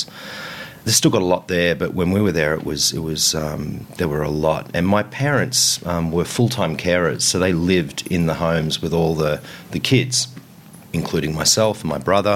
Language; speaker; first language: English; native; English